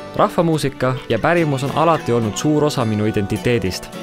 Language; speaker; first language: Estonian; early bilingual, heritage; German